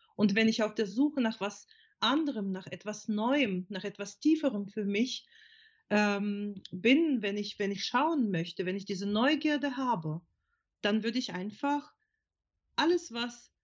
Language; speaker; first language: German; non-native, fluent; Ukrainian